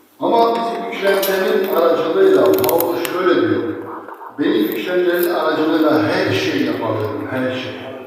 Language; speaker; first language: Turkish; non-native, fluent; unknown